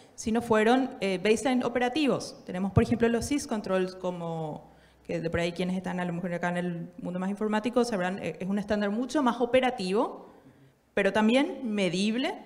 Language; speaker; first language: Spanish; native; Spanish